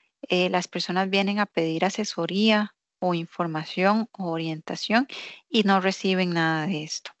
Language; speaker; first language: Spanish; native; Spanish